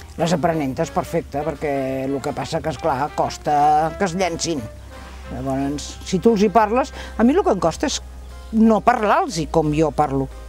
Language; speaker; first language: Catalan; native; Catalan